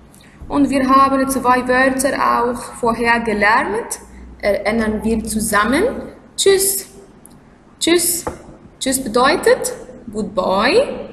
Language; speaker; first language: German; non-native, learner; Arabic